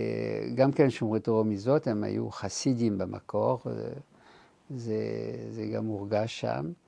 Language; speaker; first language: Hebrew; non-native, fluent; French